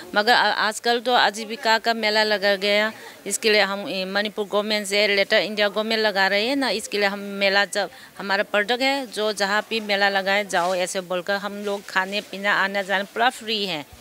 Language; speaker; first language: Hindi; non-native, local second language; Manipuri